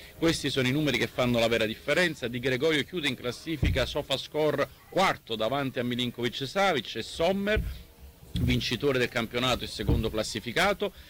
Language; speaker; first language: Italian; native; Italian